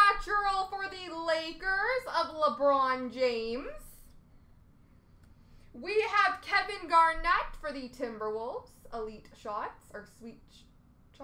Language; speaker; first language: English; native; English